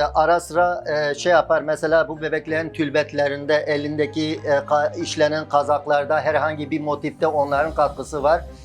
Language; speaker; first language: Turkish; native; Turkish